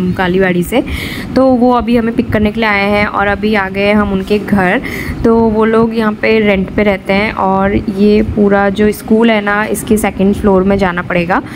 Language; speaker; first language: Hindi; non-native, local second language; Bangla